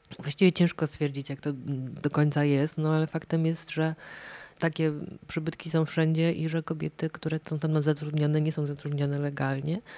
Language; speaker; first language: Polish; native; Polish